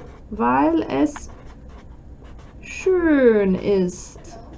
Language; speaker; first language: German; non-native, fluent; English